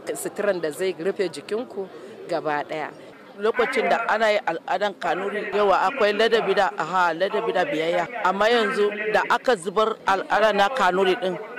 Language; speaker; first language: Hausa; non-native, local second language; Kanuri